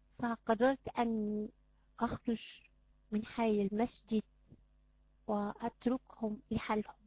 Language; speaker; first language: Arabic; non-native, fluent; French